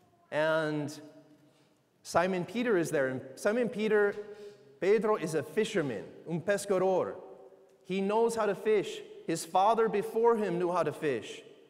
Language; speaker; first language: English; native; English